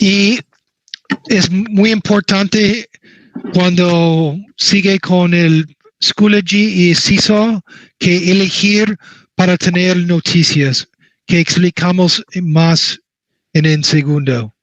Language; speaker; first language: Spanish; non-native, learner; English